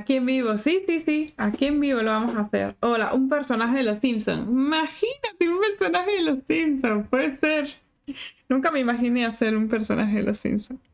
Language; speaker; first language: Spanish; native; Spanish